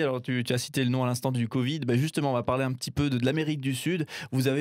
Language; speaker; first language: French; native; French